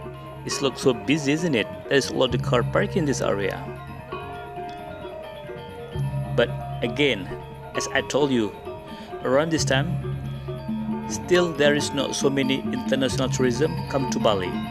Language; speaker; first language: English; non-native, learner; Indonesian